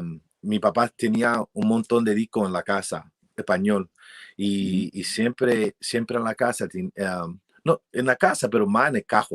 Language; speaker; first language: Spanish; early bilingual, heritage; English